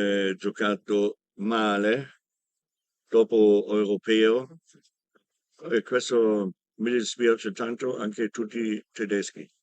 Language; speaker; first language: Italian; non-native, learner; German